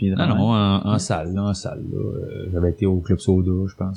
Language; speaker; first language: French; native; French